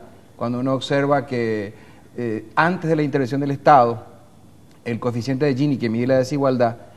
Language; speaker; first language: Spanish; native; Spanish